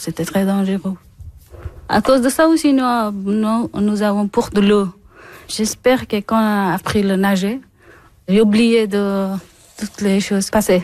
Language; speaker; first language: French; non-native, learner; Persian